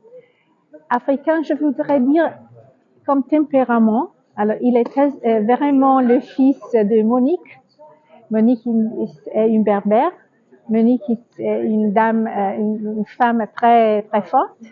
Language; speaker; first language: French; non-native, fluent; Italian